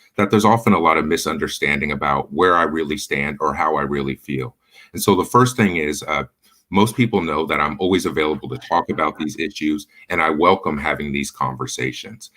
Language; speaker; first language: English; native; English